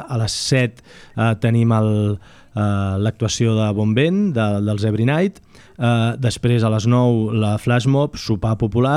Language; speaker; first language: Catalan; native; Catalan